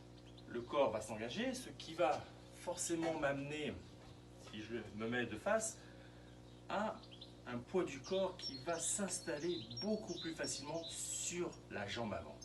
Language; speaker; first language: French; native; French